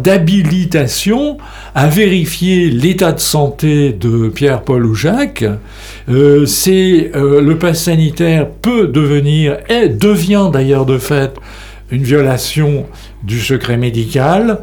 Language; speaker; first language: French; native; French